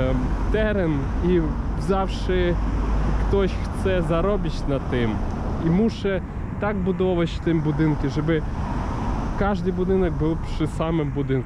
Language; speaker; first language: Polish; non-native, learner; Ukrainian